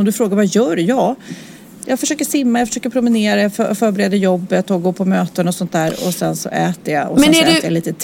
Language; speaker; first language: Swedish; native; Swedish